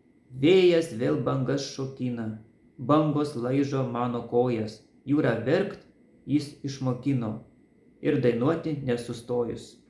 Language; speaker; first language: Lithuanian; native; Lithuanian